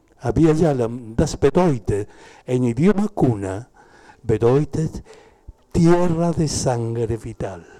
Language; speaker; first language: German; non-native, learner; Spanish